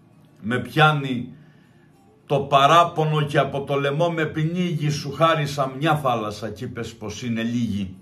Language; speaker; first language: Greek; native; Greek